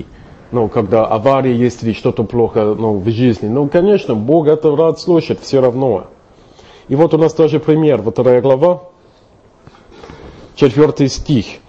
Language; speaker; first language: Russian; non-native, fluent; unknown